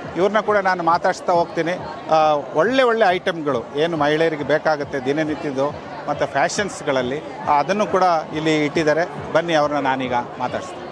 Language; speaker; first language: Kannada; non-native, local second language; Kodava